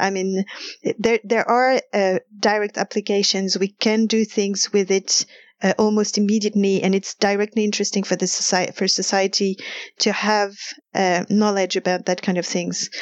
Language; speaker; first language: English; non-native, fluent; French